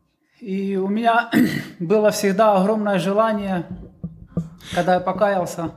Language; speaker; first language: Polish; non-native, learner; Russian